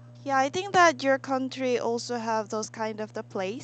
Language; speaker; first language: English; non-native, learner; Korean